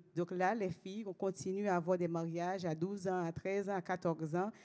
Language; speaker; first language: French; native; French